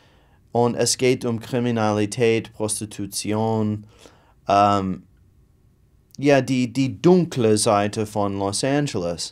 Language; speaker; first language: German; non-native, fluent; English